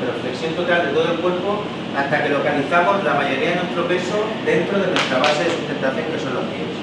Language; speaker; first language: Spanish; native; Spanish